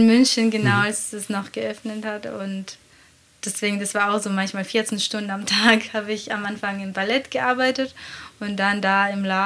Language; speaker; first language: German; non-native, fluent; Latvian